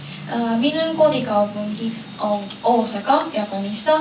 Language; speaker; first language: Finnish; non-native, learner; Japanese